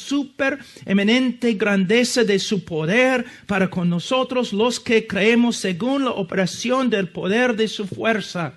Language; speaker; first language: Spanish; non-native, fluent; English